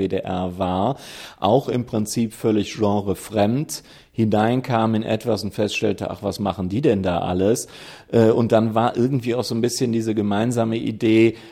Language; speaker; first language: German; native; German